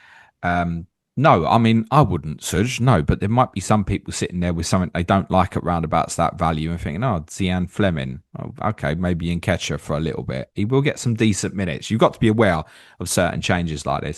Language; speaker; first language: English; native; English